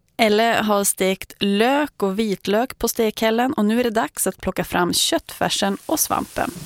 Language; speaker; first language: Swedish; native; Swedish